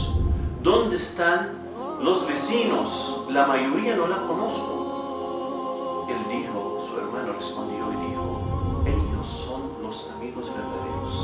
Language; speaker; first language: Spanish; non-native, fluent; Arabic